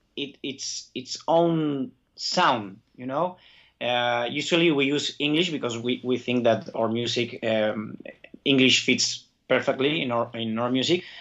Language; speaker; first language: English; early bilingual, other home language; Basque